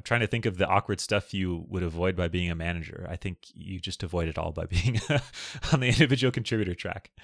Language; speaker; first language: English; native; English